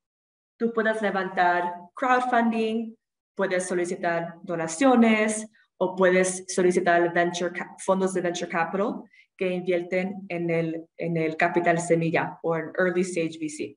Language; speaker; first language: Spanish; non-native, fluent; English